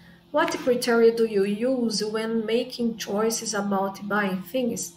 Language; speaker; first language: English; non-native, fluent; Portuguese